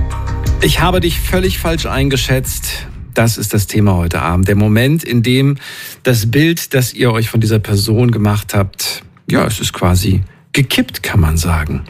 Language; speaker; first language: German; native; German